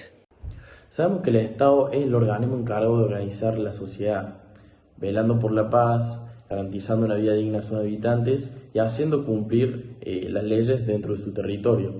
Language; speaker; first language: Spanish; native; Spanish